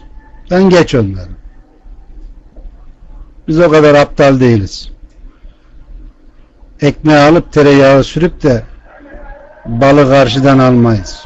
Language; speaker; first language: Turkish; native; Turkish